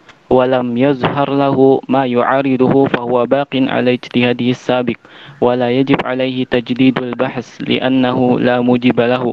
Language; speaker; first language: Arabic; non-native, learner; Indonesian